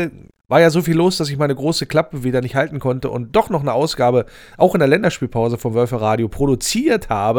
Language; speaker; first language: German; native; German